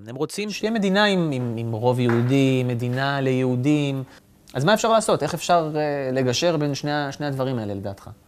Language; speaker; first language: Hebrew; native; Hebrew